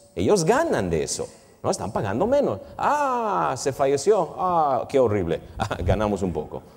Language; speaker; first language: Spanish; early bilingual, heritage; Spanish